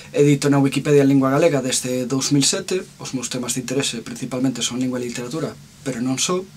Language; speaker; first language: Galician; non-native, local second language; Spanish